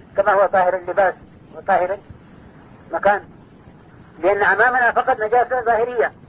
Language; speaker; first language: Arabic; non-native, fluent; Urdu